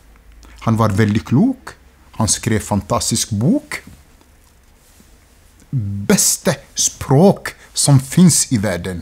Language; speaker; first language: Norwegian; non-native, fluent; Arabic